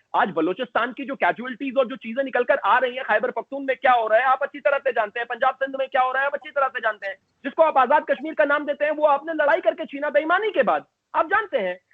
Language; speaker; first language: Hindi; native; Hindi